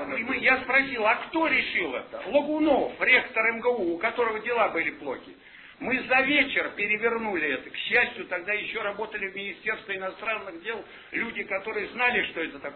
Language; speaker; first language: Russian; native; Russian